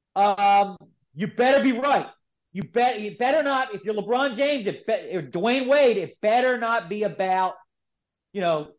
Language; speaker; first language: English; native; English